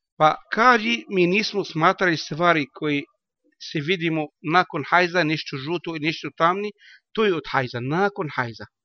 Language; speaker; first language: Bosnian; non-native, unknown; Arabic